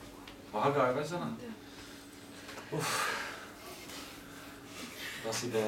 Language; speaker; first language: Russian; non-native, learner; Slovak